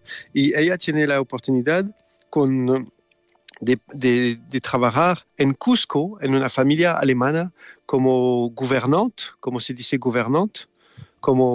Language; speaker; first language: Spanish; non-native, learner; French